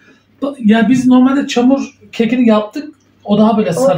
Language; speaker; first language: Turkish; native; Turkish